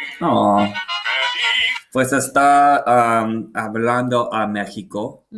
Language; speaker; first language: Spanish; non-native, learner; English